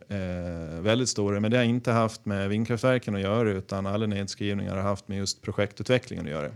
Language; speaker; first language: Swedish; native; Swedish